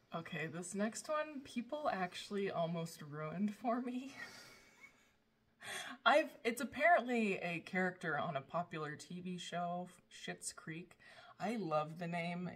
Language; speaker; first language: English; native; English